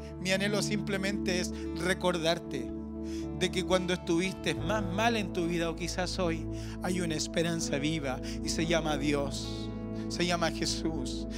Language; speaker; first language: Spanish; native; Spanish